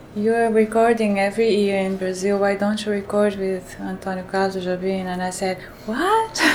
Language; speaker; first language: English; early bilingual, other home language; Portuguese